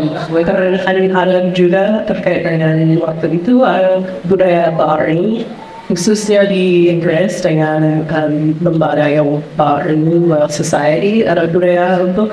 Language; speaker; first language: Indonesian; non-native, fluent; English